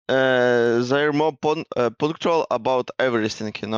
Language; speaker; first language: English; non-native, learner; Russian